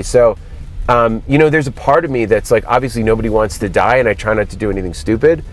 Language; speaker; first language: English; native; English